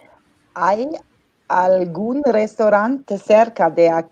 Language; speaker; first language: Spanish; non-native, learner; English